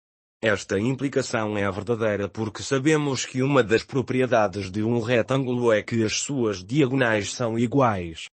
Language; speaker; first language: Portuguese; native; Portuguese